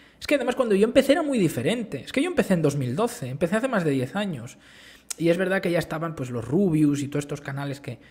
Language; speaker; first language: Spanish; native; Spanish